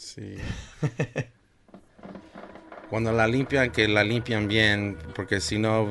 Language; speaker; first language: Spanish; early bilingual, heritage; Spanish